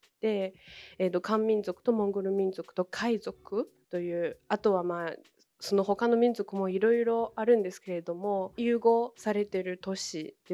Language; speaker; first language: Japanese; non-native, fluent; Chinese